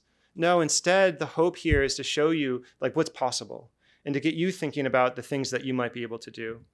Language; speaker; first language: English; native; English